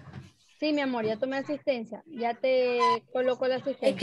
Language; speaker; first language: Spanish; native; Spanish